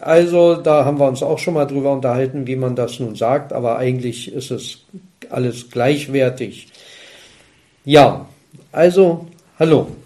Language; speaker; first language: German; native; German